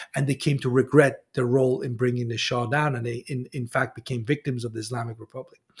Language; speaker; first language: English; non-native, fluent; Persian